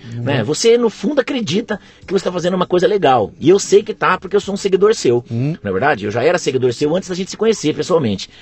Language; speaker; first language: Portuguese; native; Portuguese